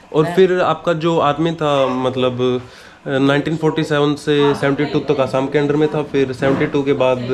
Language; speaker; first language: Hindi; native; Hindi